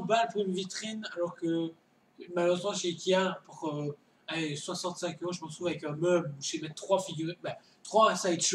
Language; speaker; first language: French; native; French